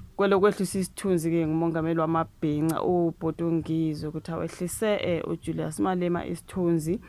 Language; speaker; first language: Zulu; native; Zulu